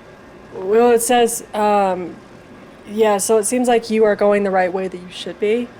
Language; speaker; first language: English; native; English